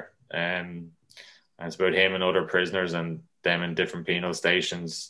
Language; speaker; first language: English; native; English